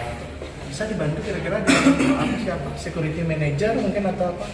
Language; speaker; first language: Indonesian; native; Indonesian